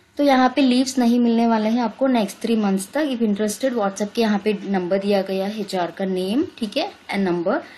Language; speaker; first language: Hindi; native; Hindi